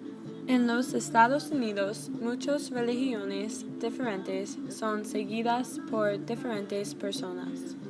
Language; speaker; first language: Spanish; non-native, learner; English